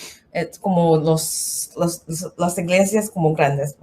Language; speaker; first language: Spanish; non-native, learner; English